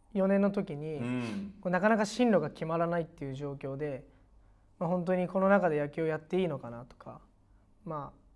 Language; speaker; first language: Japanese; native; Japanese